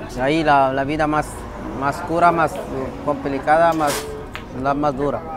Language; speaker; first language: Spanish; non-native, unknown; Wolof